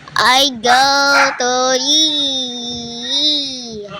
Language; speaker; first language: English; non-native, learner; Filipino